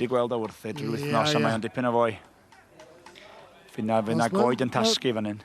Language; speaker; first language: Welsh; native; Welsh